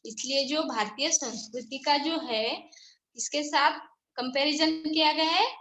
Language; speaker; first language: Hindi; non-native, local second language; Marathi